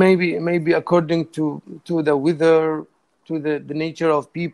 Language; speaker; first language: English; non-native, learner; Arabic